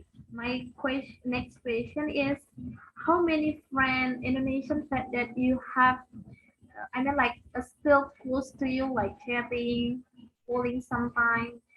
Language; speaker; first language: English; non-native, fluent; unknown